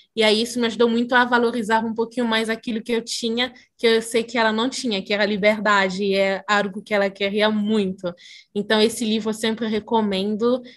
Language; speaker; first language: Portuguese; early bilingual, other home language; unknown